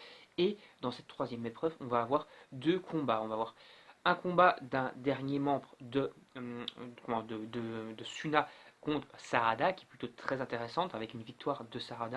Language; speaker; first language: French; native; French